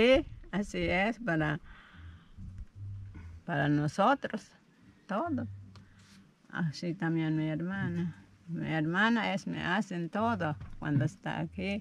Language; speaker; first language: Spanish; non-native, local second language; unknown